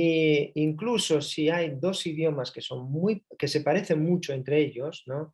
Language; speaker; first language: Spanish; early bilingual, heritage; Spanish